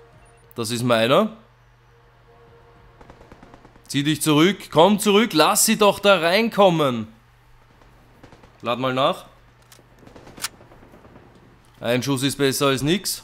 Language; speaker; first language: German; native; German